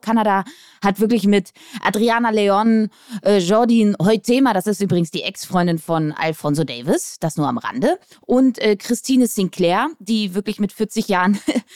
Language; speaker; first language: German; native; German